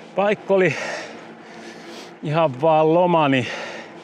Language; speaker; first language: Finnish; native; Finnish